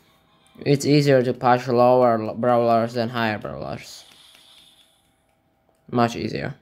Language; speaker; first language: English; non-native, learner; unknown